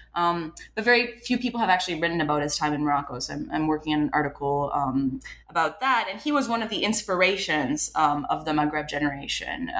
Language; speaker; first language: English; non-native, fluent; French